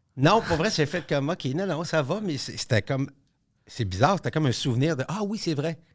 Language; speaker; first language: French; native; French